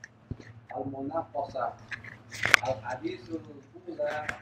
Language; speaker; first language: Arabic; non-native, fluent; Indonesian